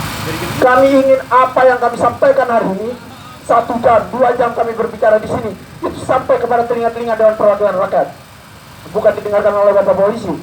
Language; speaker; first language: Indonesian; native; Indonesian